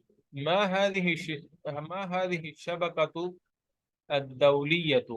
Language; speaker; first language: Arabic; non-native, fluent; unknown